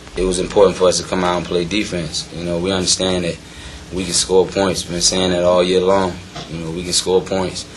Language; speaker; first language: English; native; English